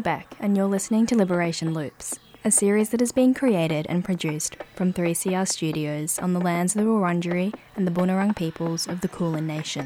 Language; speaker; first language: English; native; English